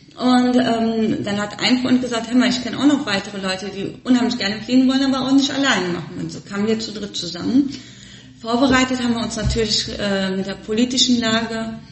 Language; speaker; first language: German; early bilingual, other home language; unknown